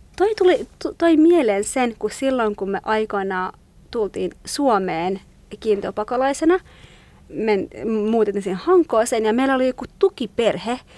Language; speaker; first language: Finnish; non-native, fluent; Kurdish